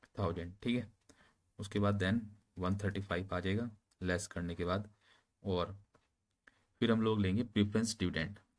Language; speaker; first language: Hindi; native; Hindi